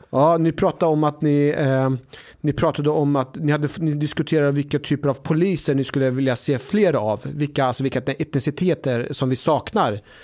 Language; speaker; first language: Swedish; early bilingual, other home language; Somali